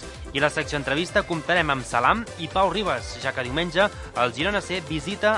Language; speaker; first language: Catalan; native; Catalan